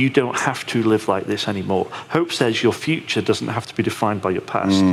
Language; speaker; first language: English; native; English